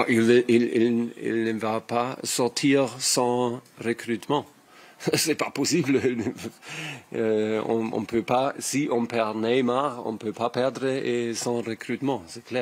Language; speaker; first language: French; non-native, learner; German